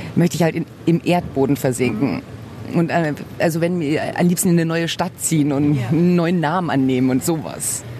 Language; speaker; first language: German; early bilingual, other home language; Portuguese